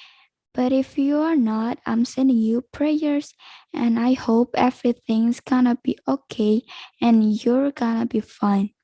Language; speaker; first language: English; non-native, learner; Indonesian